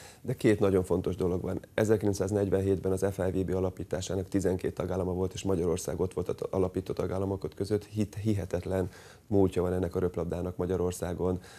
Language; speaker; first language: Hungarian; native; Hungarian